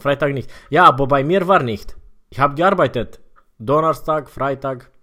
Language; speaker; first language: German; non-native, fluent; Romanian